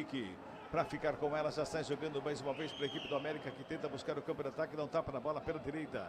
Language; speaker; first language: Portuguese; native; Portuguese